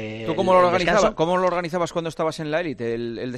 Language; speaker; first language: Spanish; native; Spanish